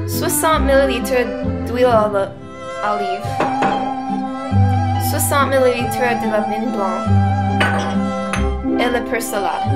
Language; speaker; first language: French; non-native, learner; English